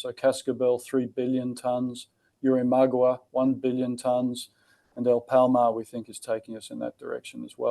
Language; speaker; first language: English; native; English